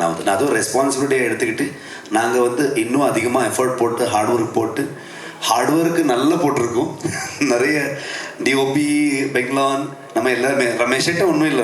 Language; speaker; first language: Tamil; non-native, local second language; Kannada